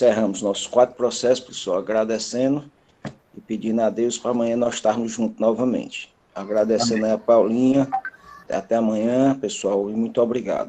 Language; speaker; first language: Portuguese; native; Portuguese